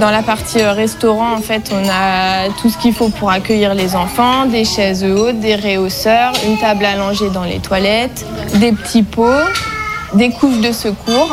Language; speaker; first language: French; native; French